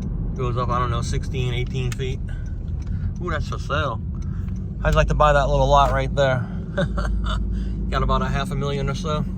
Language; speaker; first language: English; native; English